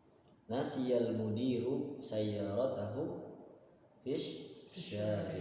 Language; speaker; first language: Arabic; non-native, fluent; Indonesian